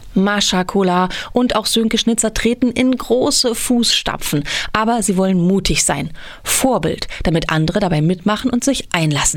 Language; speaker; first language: German; native; German